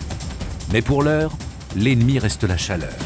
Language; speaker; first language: French; native; French